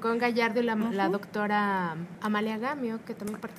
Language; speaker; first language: Spanish; native; Spanish